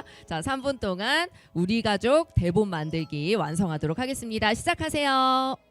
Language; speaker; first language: Korean; native; Korean